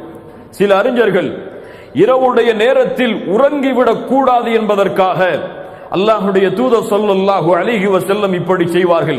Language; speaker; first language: Tamil; native; Tamil